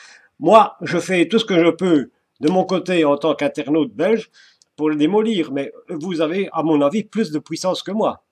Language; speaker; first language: French; native; French